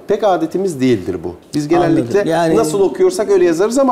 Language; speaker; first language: Turkish; native; Turkish